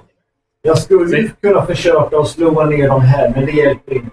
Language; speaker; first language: Swedish; native; Swedish